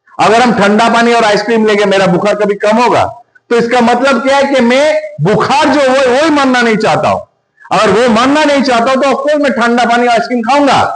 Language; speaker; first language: Hindi; non-native, local second language; Bangla